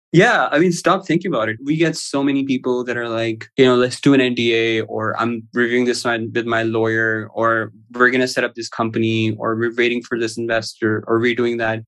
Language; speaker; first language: English; non-native, local second language; Urdu